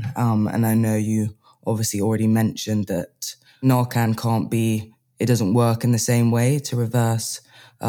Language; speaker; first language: English; native; English